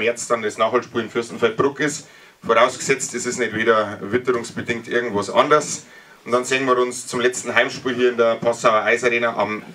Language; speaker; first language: German; native; German